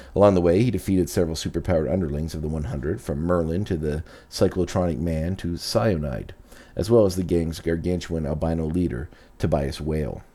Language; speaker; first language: English; native; English